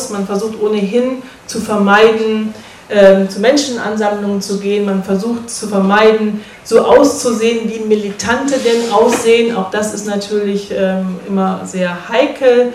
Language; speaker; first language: German; native; German